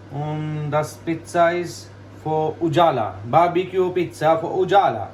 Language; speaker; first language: German; non-native, learner; Urdu